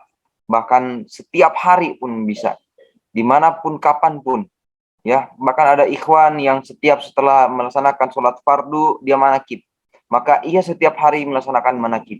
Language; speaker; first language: Indonesian; native; Indonesian